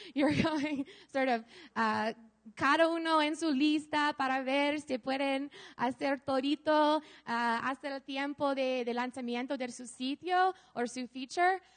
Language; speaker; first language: Spanish; non-native, learner; English